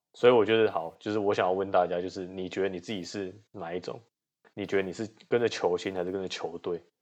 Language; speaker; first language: Chinese; native; Chinese